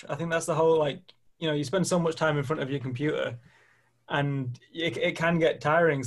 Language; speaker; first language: English; native; English